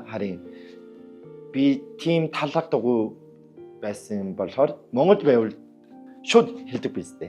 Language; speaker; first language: Mongolian; non-native, learner; Korean